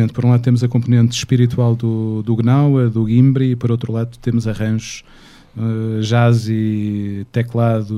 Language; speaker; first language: Portuguese; native; Portuguese